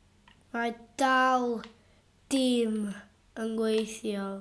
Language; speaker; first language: Welsh; non-native, local second language; English